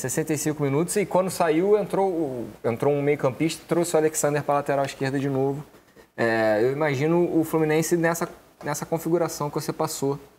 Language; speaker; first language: Portuguese; native; Portuguese